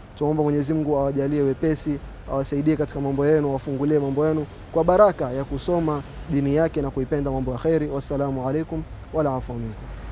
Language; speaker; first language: Swahili; native; Swahili